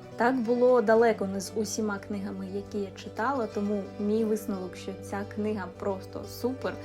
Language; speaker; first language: Ukrainian; non-native, local second language; Russian